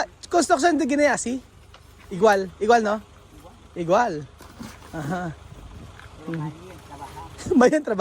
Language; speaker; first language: Spanish; non-native, learner; Filipino